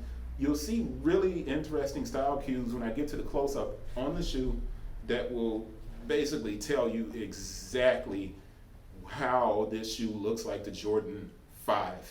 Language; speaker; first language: English; native; English